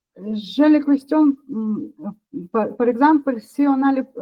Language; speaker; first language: French; non-native, fluent; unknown